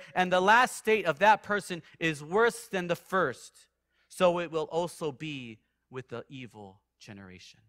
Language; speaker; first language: English; native; English